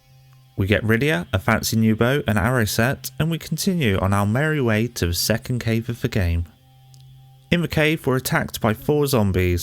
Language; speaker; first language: English; native; English